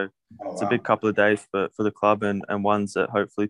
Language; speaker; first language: English; native; English